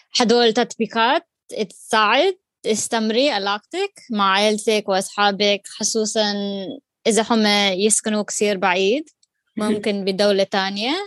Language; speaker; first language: Arabic; non-native, learner; English